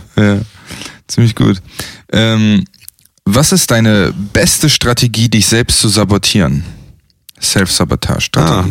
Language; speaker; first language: German; native; German